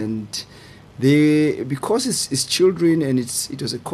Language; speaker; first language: English; non-native, local second language; Southern Sotho